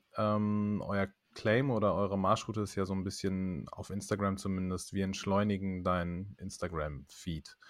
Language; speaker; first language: German; native; German